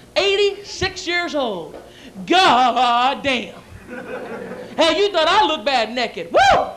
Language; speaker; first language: English; native; English